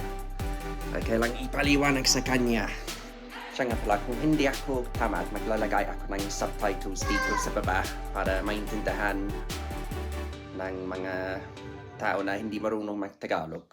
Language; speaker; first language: Filipino; non-native, learner; English